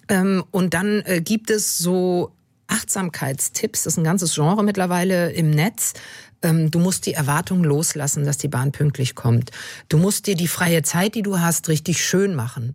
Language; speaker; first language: German; native; German